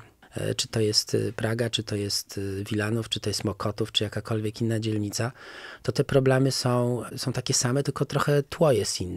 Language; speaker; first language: Polish; native; Polish